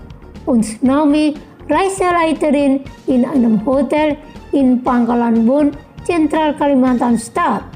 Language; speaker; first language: German; non-native, learner; Indonesian